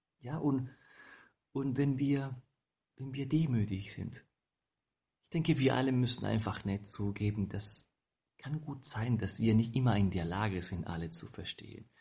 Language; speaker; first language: German; non-native, fluent; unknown